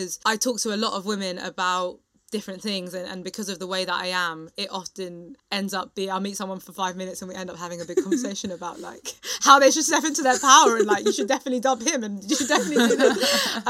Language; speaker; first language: English; native; English